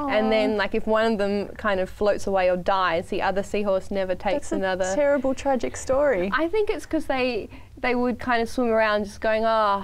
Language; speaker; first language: English; native; English